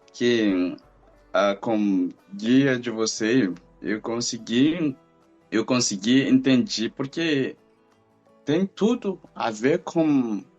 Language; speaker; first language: Portuguese; non-native, fluent; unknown